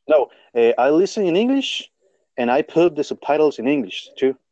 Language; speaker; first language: English; non-native, learner; Spanish